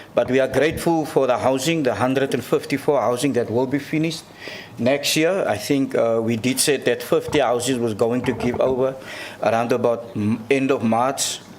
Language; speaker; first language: English; non-native, local second language; Afrikaans